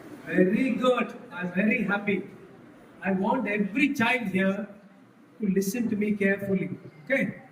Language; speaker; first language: English; non-native, local second language; Tamil